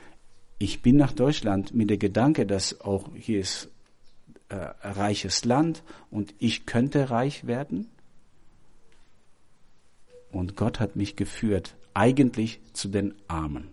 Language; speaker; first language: German; non-native, fluent; Albanian